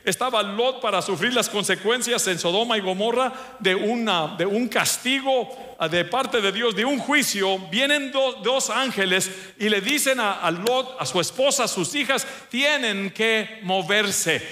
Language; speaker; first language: Spanish; early bilingual, heritage; Spanish